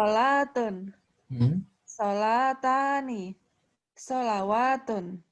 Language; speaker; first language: Arabic; non-native, learner; Indonesian